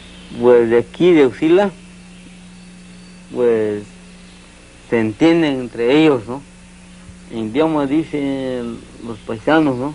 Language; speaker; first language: Spanish; non-native, local second language; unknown